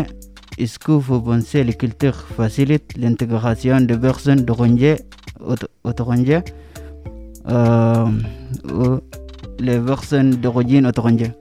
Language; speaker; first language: French; non-native, learner; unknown